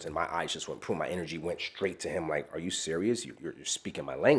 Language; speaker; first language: English; native; English